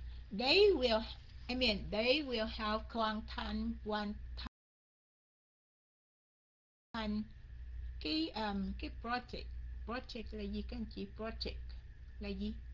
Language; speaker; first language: English; non-native, fluent; Vietnamese